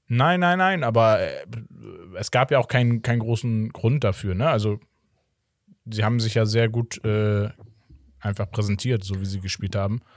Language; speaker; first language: German; early bilingual, other home language; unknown